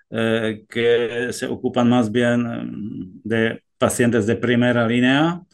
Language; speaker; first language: Spanish; non-native, fluent; Czech